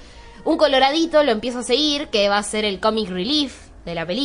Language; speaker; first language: Spanish; native; Spanish